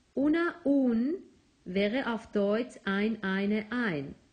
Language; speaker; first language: German; non-native, fluent; Spanish